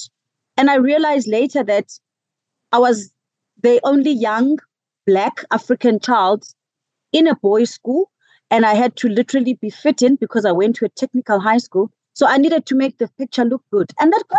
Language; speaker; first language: English; non-native, local second language; Xhosa